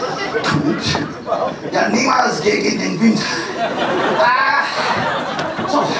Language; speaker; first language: German; non-native, fluent; English